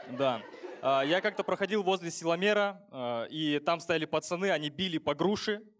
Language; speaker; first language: Russian; native; Russian